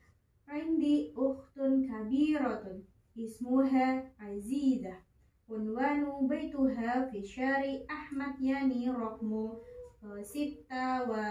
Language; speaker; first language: Arabic; non-native, learner; Indonesian